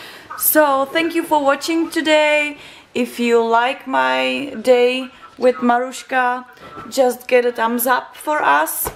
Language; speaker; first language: English; non-native, learner; Czech